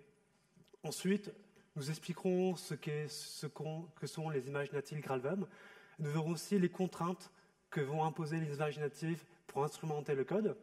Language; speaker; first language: French; native; French